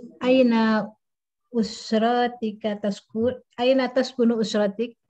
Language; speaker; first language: Arabic; non-native, learner; Indonesian